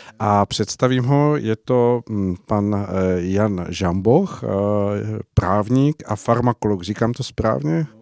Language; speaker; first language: Czech; native; Czech